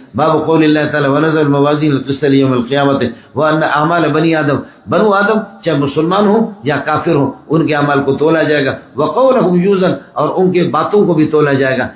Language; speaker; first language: Urdu; non-native, local second language; Baluchi